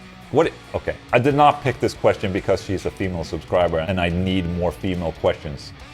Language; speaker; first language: English; non-native, fluent; Swedish